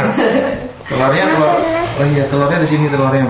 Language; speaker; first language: Indonesian; native; Indonesian